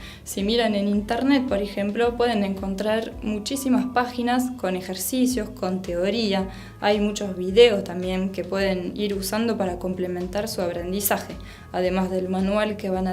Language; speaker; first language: Spanish; non-native, fluent; French